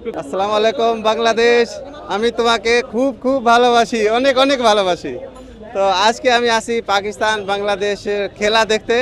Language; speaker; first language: Bangla; non-native, learner; Urdu